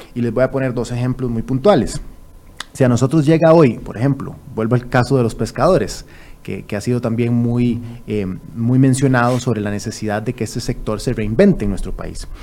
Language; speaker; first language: Spanish; native; Spanish